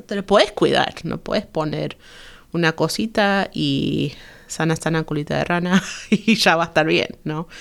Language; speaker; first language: Spanish; early bilingual, heritage; Spanish